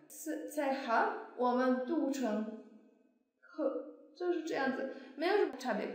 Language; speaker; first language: Chinese; non-native, fluent; Polish